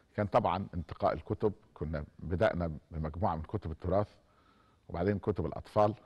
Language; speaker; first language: Arabic; native; Arabic